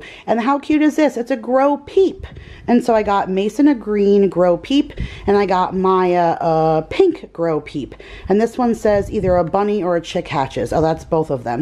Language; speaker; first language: English; native; English